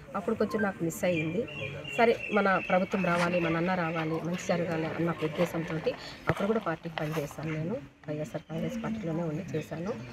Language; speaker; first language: Telugu; native; Telugu